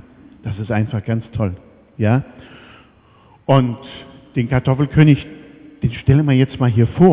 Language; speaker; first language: German; native; German